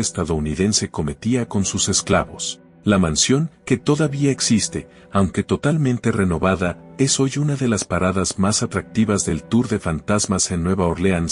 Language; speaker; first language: Spanish; native; Spanish